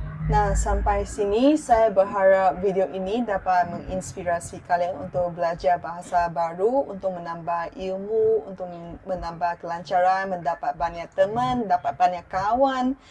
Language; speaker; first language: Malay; non-native, local second language; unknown